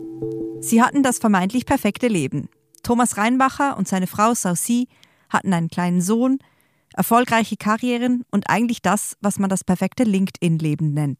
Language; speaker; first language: German; native; German